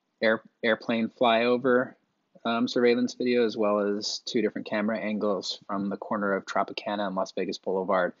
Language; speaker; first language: English; native; English